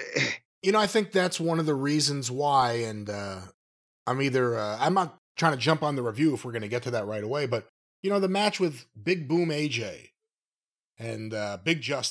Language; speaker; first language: English; native; English